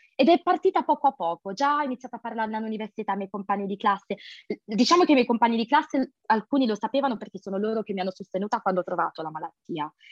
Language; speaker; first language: Italian; early bilingual, other home language; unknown